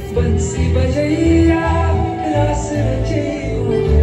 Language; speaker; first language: Hindi; native; Hindi